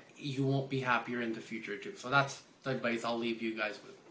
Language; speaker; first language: English; early bilingual, other home language; Hindi